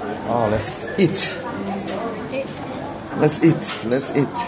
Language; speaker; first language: English; non-native, learner; Korean